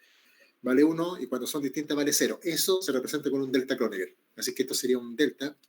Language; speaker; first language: Spanish; native; Spanish